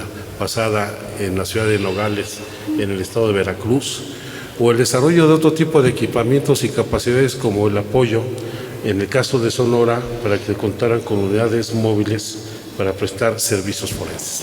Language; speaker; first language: Spanish; native; Spanish